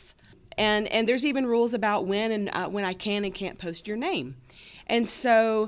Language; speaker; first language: English; native; English